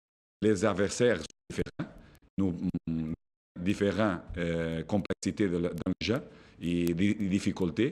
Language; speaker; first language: French; non-native, fluent; Portuguese